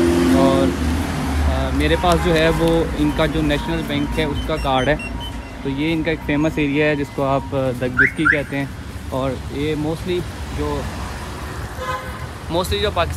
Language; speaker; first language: Urdu; non-native, local second language; Punjabi